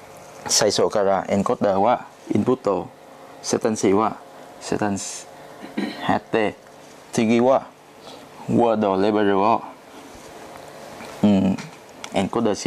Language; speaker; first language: Japanese; non-native, learner; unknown